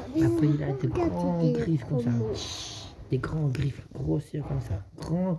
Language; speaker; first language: French; native; French